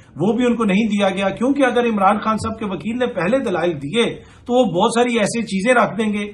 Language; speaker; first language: Urdu; native; Urdu